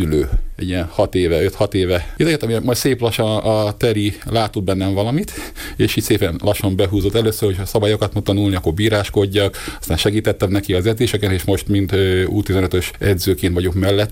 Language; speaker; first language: Hungarian; native; Hungarian